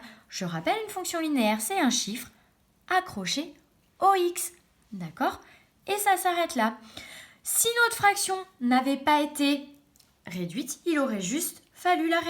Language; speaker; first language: French; native; French